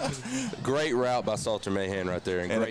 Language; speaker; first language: English; native; English